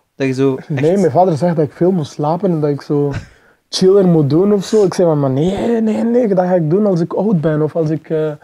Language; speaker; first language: Dutch; non-native, fluent; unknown